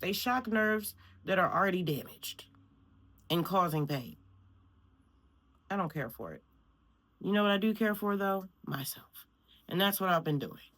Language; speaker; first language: English; native; English